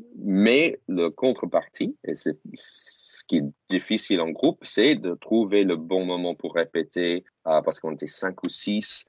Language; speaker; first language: French; non-native, fluent; English